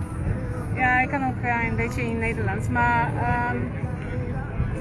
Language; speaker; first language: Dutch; non-native, fluent; Polish